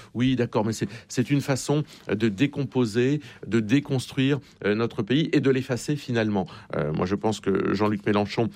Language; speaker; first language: French; native; French